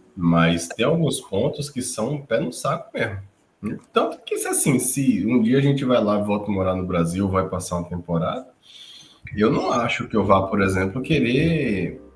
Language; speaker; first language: Portuguese; native; Portuguese